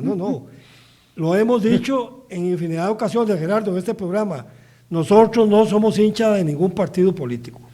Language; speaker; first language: Spanish; native; Spanish